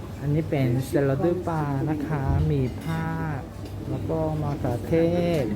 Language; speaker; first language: Thai; non-native, learner; Korean